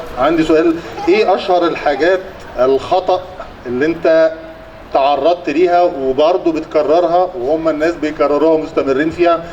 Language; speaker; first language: Egyptian Arabic; native; Egyptian Arabic